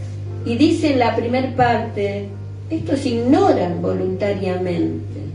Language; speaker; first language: Spanish; native; Spanish